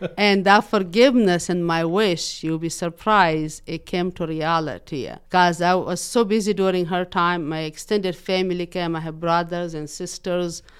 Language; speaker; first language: English; non-native, fluent; Persian